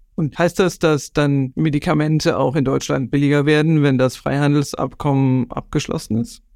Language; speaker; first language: German; native; German